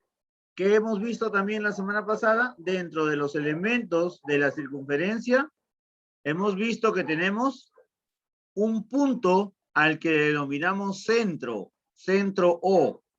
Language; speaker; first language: Spanish; native; Spanish